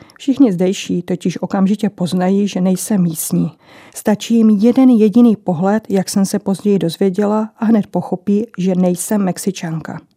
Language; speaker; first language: Czech; native; Czech